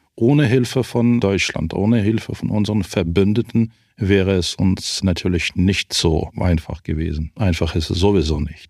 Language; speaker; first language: German; non-native, fluent; Ukrainian